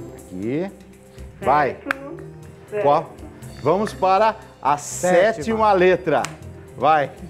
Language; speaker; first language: Portuguese; native; Portuguese